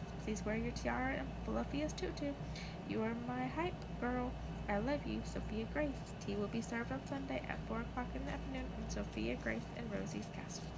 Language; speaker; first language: English; native; English